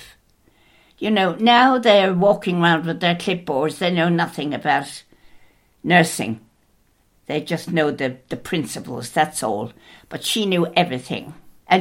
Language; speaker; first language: English; native; English